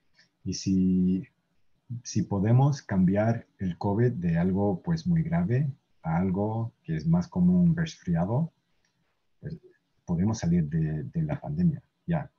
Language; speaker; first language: Spanish; non-native, fluent; English